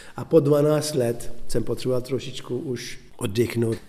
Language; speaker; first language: Czech; non-native, fluent; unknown